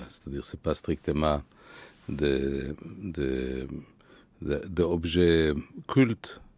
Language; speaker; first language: French; non-native, fluent; Hebrew